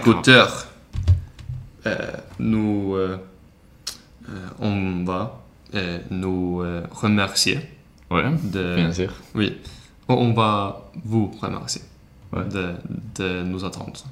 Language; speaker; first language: French; non-native, learner; Swedish